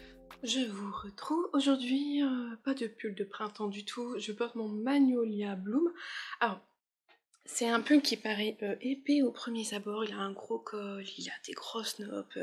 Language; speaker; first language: French; native; French